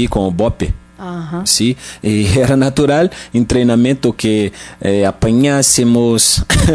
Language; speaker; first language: Spanish; non-native, learner; Portuguese